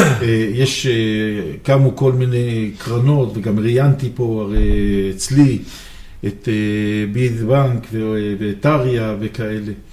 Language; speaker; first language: Hebrew; native; Hebrew